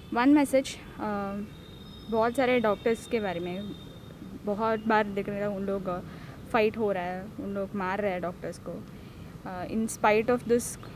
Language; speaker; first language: Hindi; non-native, local second language; Telugu